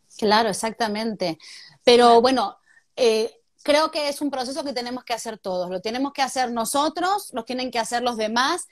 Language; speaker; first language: Spanish; native; Spanish